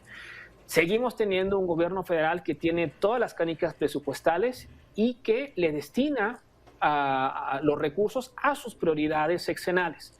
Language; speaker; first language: Spanish; native; Spanish